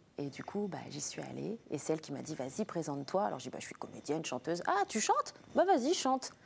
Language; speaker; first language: French; native; French